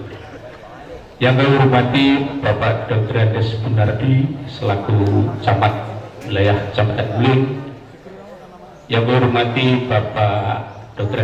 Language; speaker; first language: Indonesian; native; Indonesian